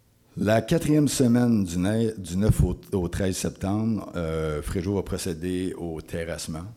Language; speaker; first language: French; native; French